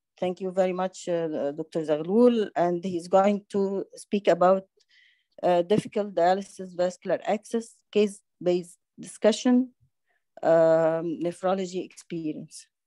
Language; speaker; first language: English; non-native, fluent; Arabic